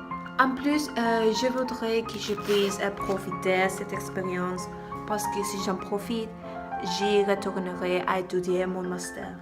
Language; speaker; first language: French; non-native, learner; Spanish